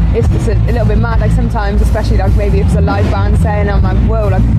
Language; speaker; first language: English; native; English